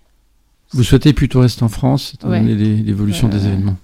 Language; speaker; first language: French; native; French